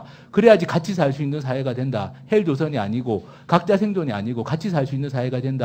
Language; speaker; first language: Korean; native; Korean